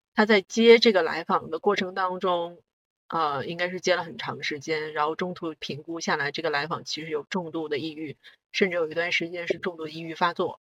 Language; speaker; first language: Chinese; non-native, local second language; Korean